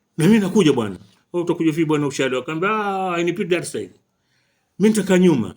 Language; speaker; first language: Swahili; native; Swahili